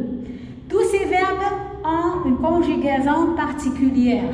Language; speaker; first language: French; non-native, fluent; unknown